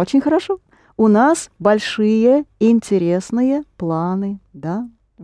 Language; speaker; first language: Russian; non-native, fluent; English